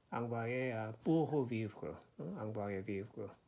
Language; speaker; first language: French; non-native, learner; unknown